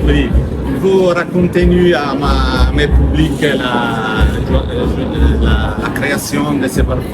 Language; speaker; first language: French; non-native, learner; Italian